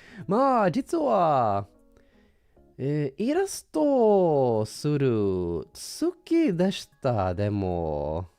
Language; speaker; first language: Japanese; non-native, learner; English